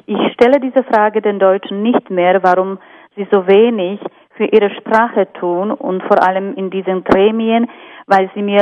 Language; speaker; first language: German; non-native, fluent; Slovak